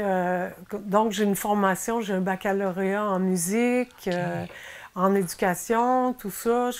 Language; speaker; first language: French; native; French